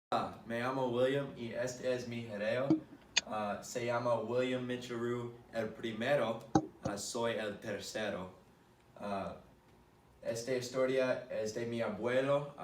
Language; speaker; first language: Spanish; non-native, learner; English